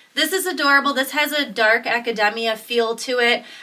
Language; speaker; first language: English; native; English